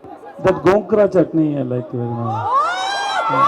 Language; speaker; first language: Telugu; non-native, learner; Tamil